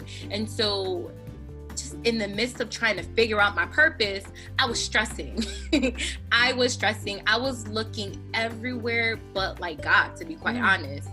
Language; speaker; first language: English; native; English